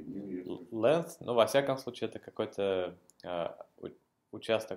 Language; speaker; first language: Russian; native; Russian